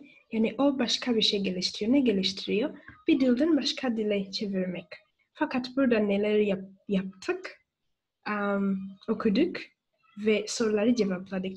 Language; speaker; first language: Turkish; non-native, fluent; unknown